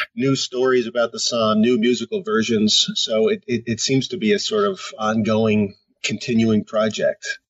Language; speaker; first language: English; native; English